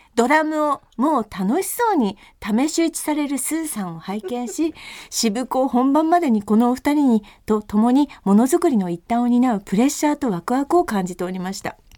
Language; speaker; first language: Japanese; native; Japanese